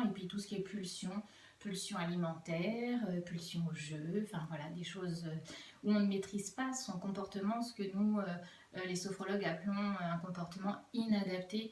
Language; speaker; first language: French; native; French